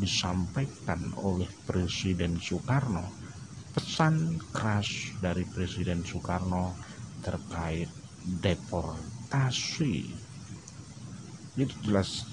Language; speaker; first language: Indonesian; native; Indonesian